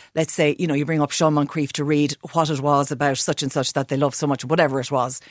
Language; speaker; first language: English; native; English